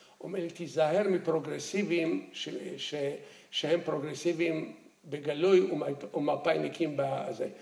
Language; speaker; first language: Hebrew; early bilingual, other home language; Arabic